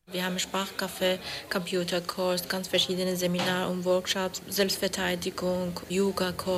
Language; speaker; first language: German; non-native, fluent; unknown